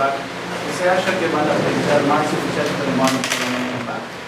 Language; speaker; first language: Portuguese; non-native, learner; Spanish